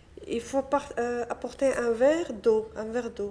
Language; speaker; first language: French; non-native, local second language; Arabic